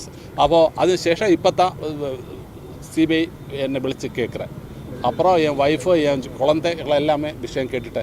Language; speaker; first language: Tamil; non-native, learner; Malayalam